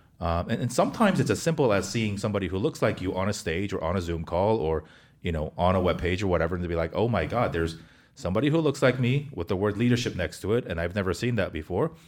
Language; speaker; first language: English; early bilingual, other home language; Korean